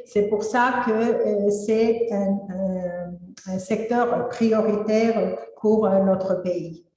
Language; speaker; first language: French; non-native, fluent; Spanish